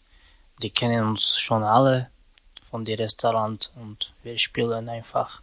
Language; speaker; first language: German; non-native, learner; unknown